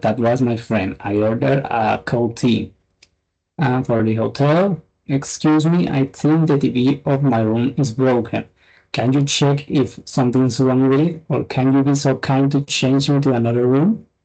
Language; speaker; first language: English; non-native, fluent; Spanish